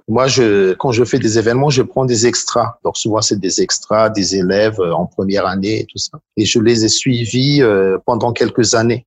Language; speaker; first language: French; non-native, local second language; Malagasy